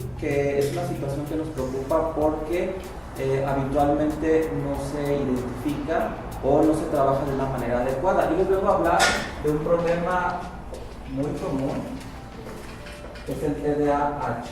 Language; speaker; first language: Spanish; native; Spanish